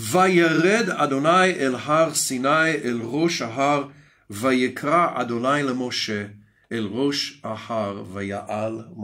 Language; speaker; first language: Hebrew; non-native, fluent; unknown